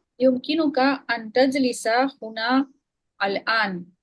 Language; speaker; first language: Arabic; non-native, learner; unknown